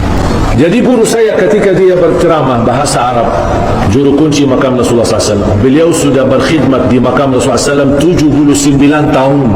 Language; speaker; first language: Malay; non-native, fluent; Arabic